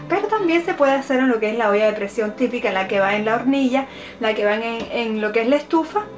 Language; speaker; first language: Spanish; native; Spanish